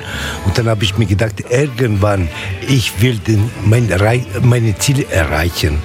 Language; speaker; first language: German; non-native, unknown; Italian